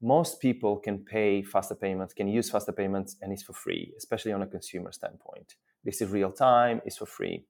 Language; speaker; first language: English; non-native, fluent; Portuguese